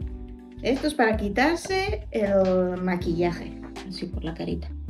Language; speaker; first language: Spanish; native; Spanish